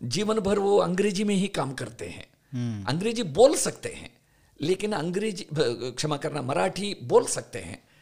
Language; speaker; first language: Hindi; non-native, local second language; Kannada